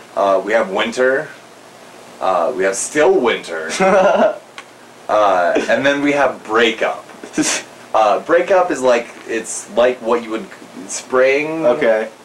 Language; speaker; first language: English; native; English